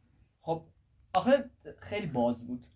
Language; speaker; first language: Persian; native; Persian